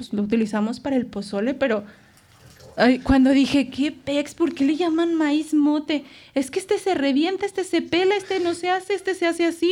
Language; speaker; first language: Spanish; native; Spanish